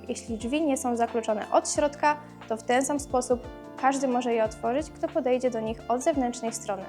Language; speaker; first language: Polish; native; Polish